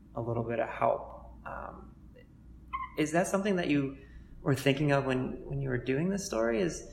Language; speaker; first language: English; native; English